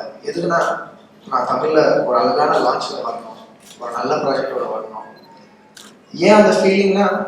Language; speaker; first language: Tamil; non-native, local second language; Telugu